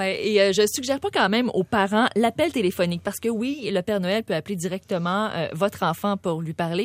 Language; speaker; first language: French; native; French